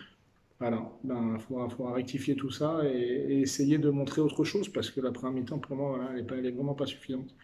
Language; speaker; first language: French; native; French